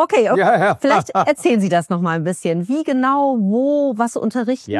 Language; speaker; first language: German; native; German